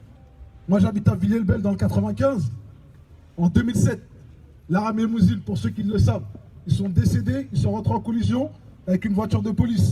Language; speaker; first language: French; native; French